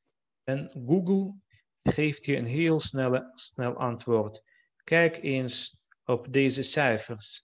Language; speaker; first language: Dutch; non-native, fluent; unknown